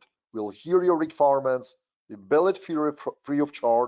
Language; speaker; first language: English; non-native, fluent; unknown